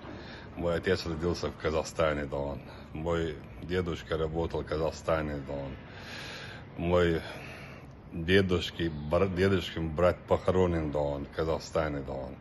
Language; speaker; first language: Russian; non-native, local second language; Chechen